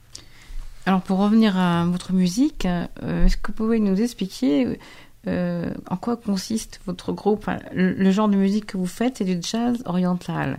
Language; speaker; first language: French; native; French